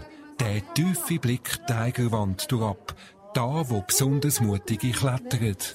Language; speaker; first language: German; native; German